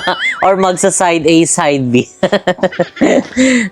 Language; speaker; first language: Filipino; native; Filipino